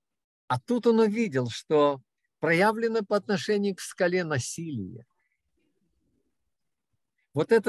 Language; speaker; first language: Russian; native; Russian